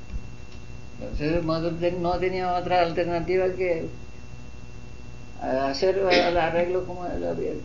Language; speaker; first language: Spanish; non-native, fluent; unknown